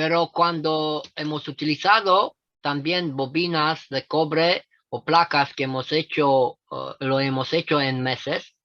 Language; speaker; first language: Spanish; non-native, fluent; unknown